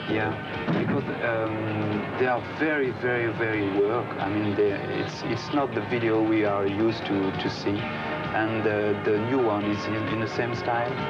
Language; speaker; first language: English; non-native, learner; French